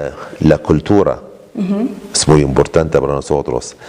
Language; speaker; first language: Spanish; non-native, learner; Arabic